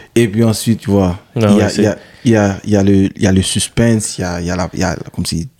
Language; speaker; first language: French; non-native, local second language; Haitian Creole